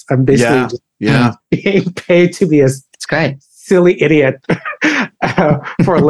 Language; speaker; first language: English; non-native, local second language; Filipino